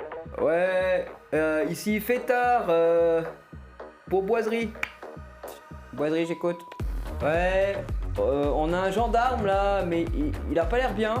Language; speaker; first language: French; native; French